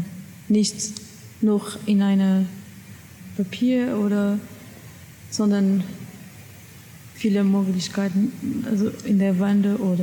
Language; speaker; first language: German; non-native, learner; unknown